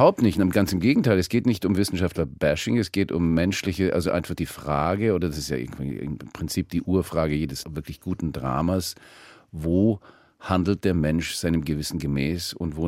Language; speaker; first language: German; early bilingual, heritage; German